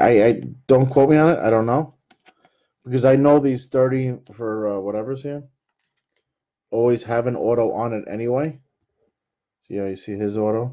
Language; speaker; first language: English; native; English